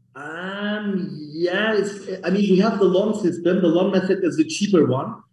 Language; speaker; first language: English; non-native, learner; German